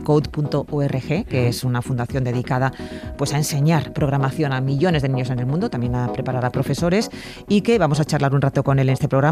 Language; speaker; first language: Spanish; native; Spanish